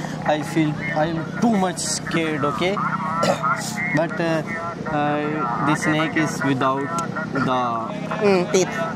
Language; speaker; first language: English; non-native, learner; Urdu